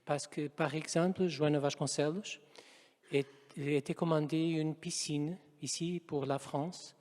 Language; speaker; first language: French; non-native, fluent; Portuguese